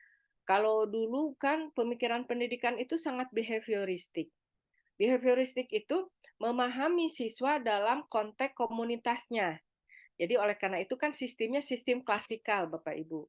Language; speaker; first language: Indonesian; native; Indonesian